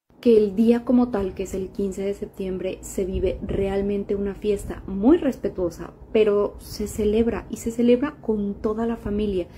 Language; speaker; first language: Spanish; native; Spanish